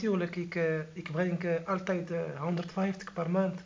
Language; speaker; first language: Dutch; non-native, learner; Arabic